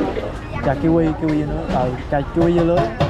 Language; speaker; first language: Vietnamese; native; Vietnamese